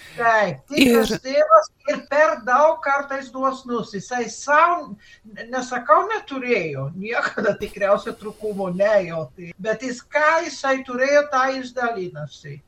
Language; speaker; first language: Lithuanian; early bilingual, heritage; Lithuanian